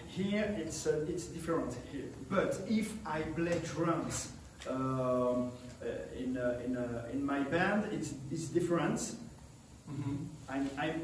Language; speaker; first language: English; non-native, learner; French